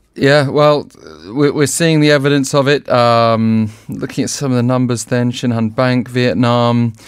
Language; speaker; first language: English; native; English